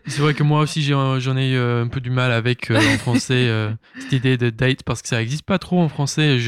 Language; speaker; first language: French; native; French